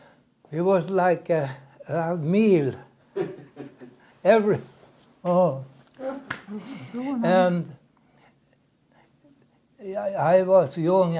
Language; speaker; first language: English; non-native, learner; Swedish